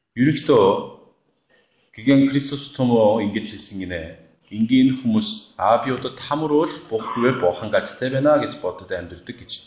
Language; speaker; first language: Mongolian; non-native, fluent; Korean